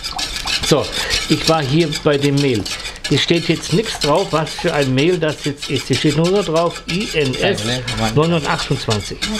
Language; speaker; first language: German; native; German